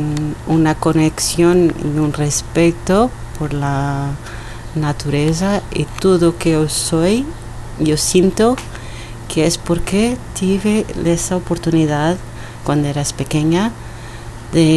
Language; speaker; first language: Spanish; non-native, learner; Portuguese